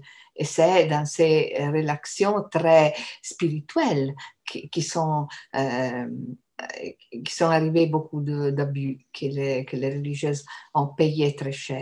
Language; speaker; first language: French; non-native, fluent; Italian